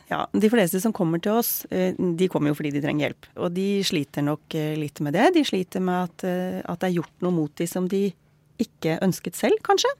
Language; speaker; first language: Norwegian; native; Norwegian